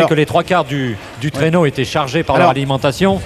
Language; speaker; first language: French; native; French